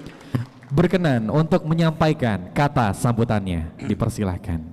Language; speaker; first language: Indonesian; native; Indonesian